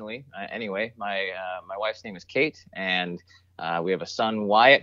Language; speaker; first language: English; native; English